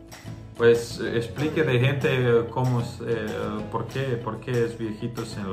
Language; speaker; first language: Spanish; non-native, learner; Croatian